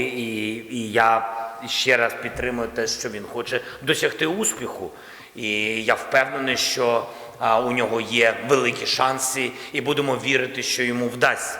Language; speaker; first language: Ukrainian; non-native, local second language; Russian